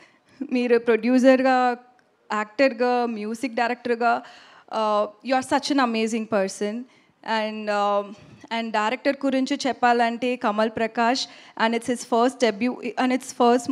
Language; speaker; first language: Telugu; non-native, learner; Tamil